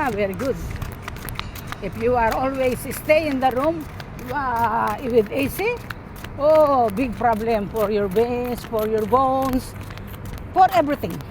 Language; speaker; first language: English; non-native, learner; Filipino